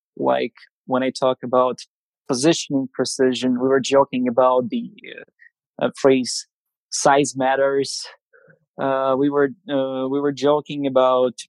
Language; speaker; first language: English; non-native, fluent; Russian